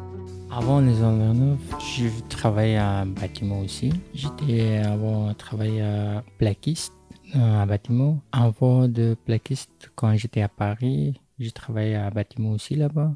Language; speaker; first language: French; non-native, learner; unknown